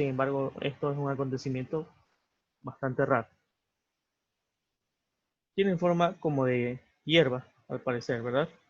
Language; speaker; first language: Spanish; native; Spanish